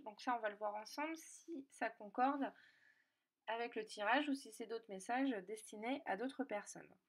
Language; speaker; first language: French; native; French